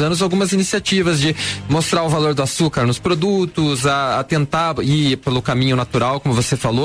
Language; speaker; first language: Portuguese; native; Portuguese